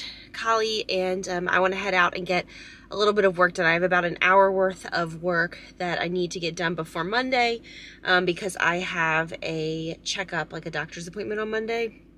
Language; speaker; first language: English; native; English